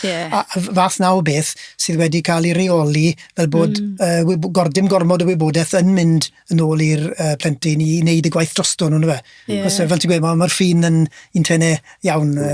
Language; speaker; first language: Welsh; native; Welsh